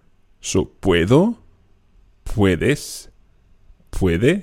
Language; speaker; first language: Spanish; non-native, fluent; English